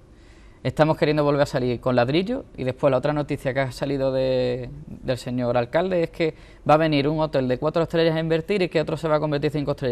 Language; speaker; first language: Spanish; native; Spanish